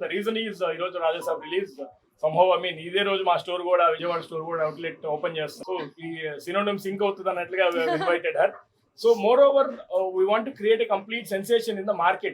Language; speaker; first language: Telugu; native; Telugu